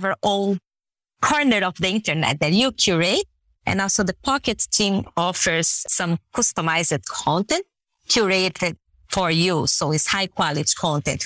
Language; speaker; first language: English; non-native, fluent; Portuguese